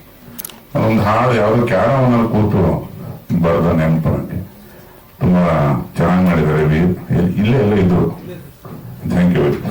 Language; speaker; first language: Kannada; native; Kannada